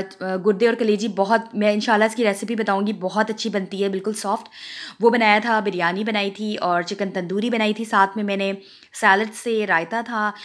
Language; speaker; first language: Urdu; non-native, local second language; Punjabi